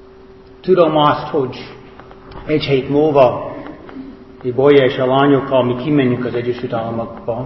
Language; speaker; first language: Hungarian; non-native, fluent; English